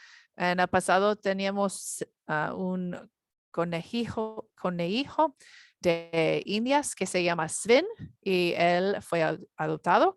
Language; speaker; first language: Spanish; non-native, learner; English